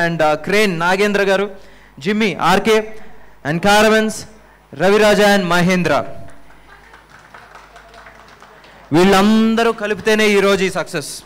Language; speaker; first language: Telugu; native; Telugu